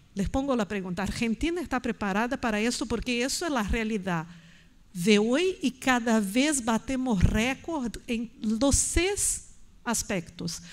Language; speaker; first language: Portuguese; native; Portuguese